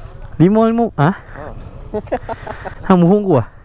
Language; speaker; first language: Malay; native; Malay